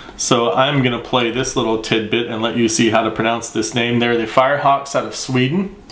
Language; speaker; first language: English; native; English